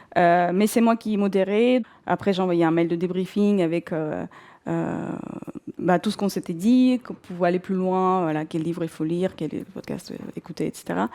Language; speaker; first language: French; non-native, fluent; Russian